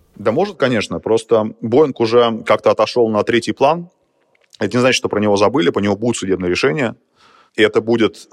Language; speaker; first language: Russian; native; Russian